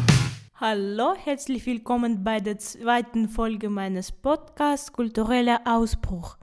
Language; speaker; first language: German; non-native, fluent; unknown